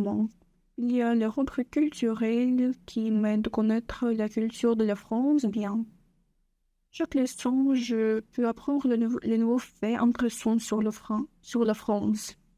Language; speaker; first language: French; non-native, learner; Russian